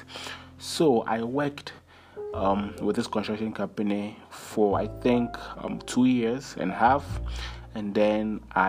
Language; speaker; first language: English; non-native, local second language; Akan